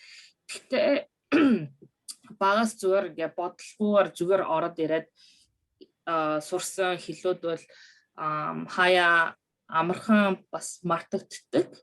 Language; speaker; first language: Mongolian; early bilingual, other home language; Korean